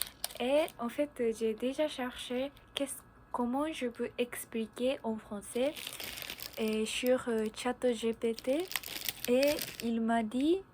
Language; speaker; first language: French; non-native, learner; Japanese